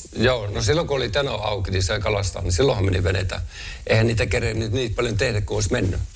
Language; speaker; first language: Finnish; non-native, local second language; Northern Sami